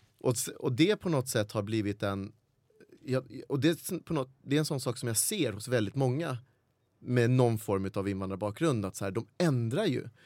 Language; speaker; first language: Swedish; early bilingual, other home language; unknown